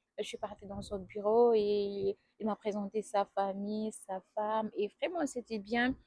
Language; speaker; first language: French; non-native, local second language; Wolof